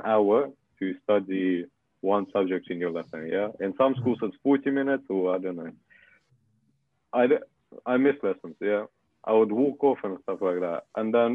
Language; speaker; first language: English; non-native, fluent; Russian